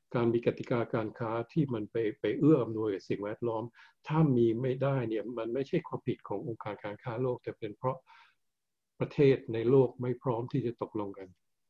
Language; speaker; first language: Thai; early bilingual, heritage; Thai